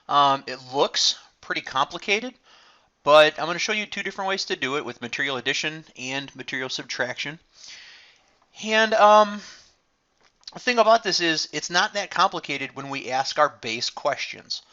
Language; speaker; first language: English; native; English